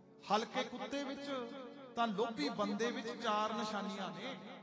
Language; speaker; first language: Punjabi; early bilingual, heritage; Punjabi